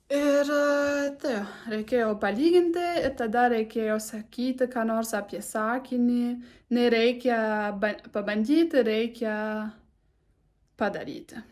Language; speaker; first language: Lithuanian; non-native, learner; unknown